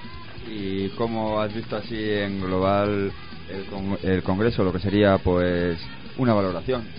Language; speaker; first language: Spanish; native; Spanish